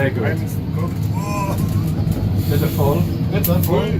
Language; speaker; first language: German; non-native, learner; English